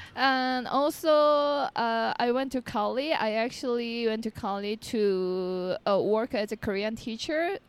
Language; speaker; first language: English; non-native, learner; Korean